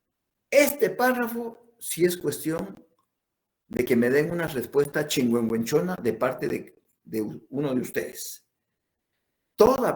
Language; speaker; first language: Spanish; native; Spanish